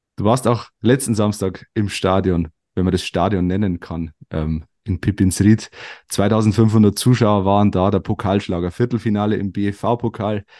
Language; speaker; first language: German; native; German